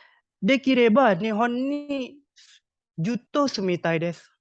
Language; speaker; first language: Japanese; non-native, learner; Indonesian